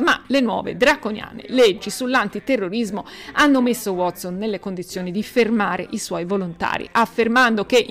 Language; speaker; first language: Italian; native; Italian